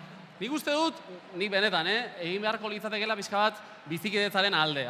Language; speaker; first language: Basque; native; Basque